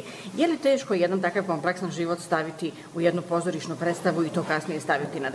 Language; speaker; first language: Serbian; native; Serbian